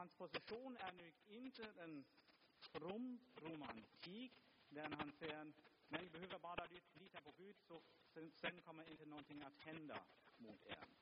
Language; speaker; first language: Swedish; non-native, fluent; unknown